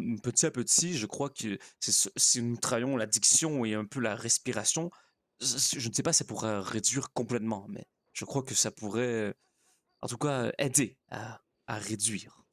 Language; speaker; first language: French; native; French